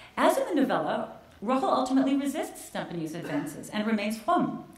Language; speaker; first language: English; native; English